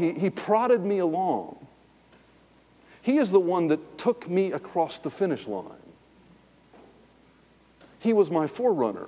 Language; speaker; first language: English; native; English